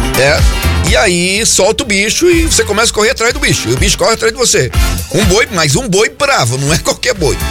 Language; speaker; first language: Portuguese; native; Portuguese